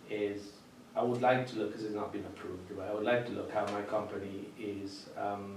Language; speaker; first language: English; non-native, fluent; Italian